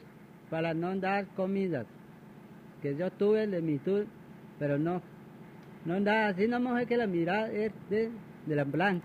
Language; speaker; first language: Spanish; non-native, local second language; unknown